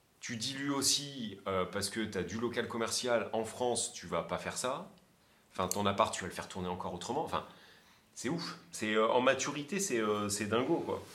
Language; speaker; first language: French; native; French